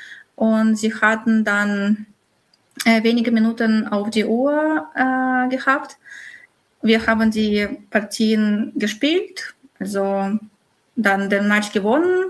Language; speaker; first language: German; non-native, fluent; Russian